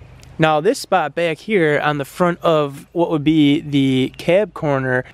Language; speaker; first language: English; native; English